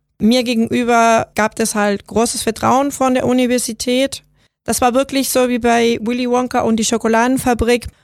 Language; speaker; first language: German; non-native, fluent; Spanish